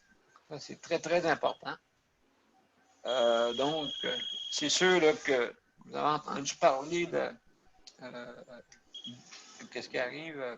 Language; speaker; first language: French; native; French